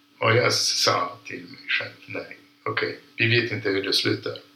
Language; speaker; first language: Swedish; non-native, fluent; Polish